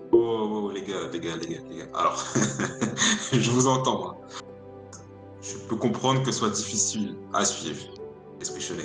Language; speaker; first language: French; native; French